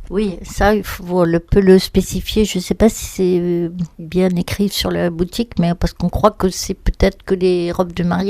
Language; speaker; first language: French; native; French